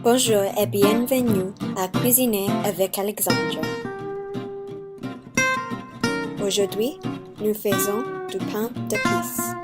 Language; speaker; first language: French; non-native, learner; English